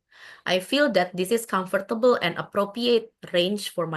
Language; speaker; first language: English; non-native, fluent; Indonesian